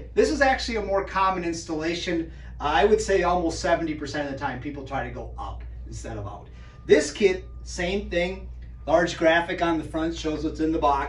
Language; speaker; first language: English; native; English